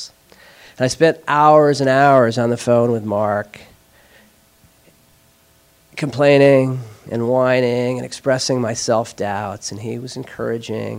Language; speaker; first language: English; native; English